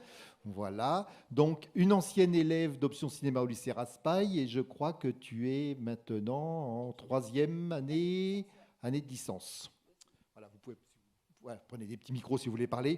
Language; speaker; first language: French; native; French